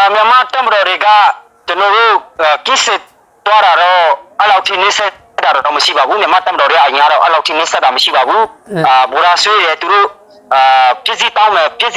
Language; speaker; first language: Burmese; non-native, local second language; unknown